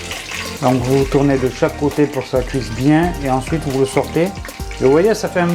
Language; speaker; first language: French; native; French